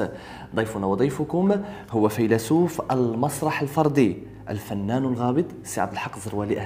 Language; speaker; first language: Arabic; native; Arabic